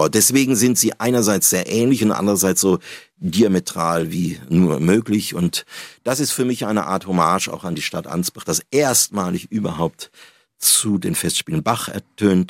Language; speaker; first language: German; native; German